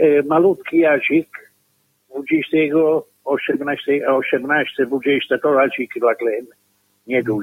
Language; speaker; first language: Polish; non-native, learner; Italian